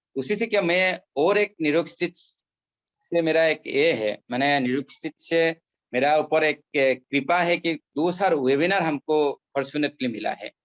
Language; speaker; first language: Hindi; non-native, local second language; Assamese